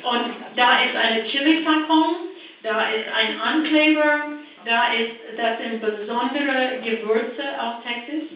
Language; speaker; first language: German; non-native, fluent; English